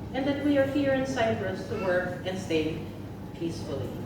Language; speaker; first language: English; non-native, local second language; Filipino